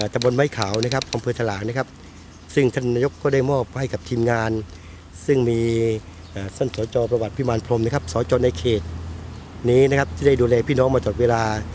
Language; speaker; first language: Thai; native; Thai